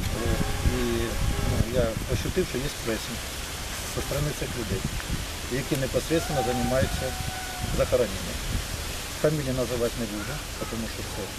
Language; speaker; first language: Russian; non-native, local second language; Ukrainian